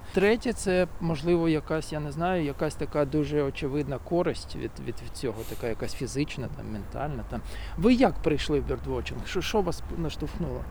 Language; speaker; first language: Ukrainian; native; Ukrainian